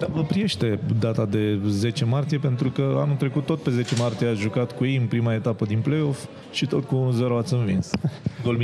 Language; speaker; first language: Romanian; native; Romanian